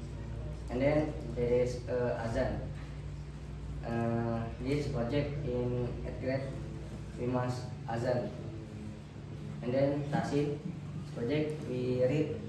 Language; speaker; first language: English; non-native, learner; Indonesian